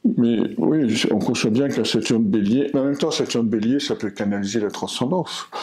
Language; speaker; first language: French; native; French